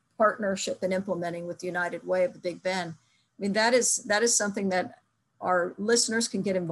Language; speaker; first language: English; native; English